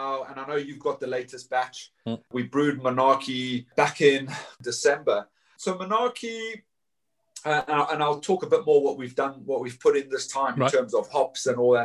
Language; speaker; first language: English; native; English